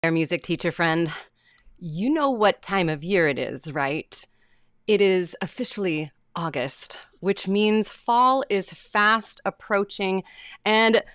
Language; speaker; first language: English; native; English